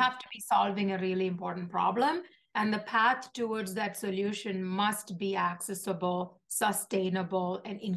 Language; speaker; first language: English; non-native, local second language; Malayalam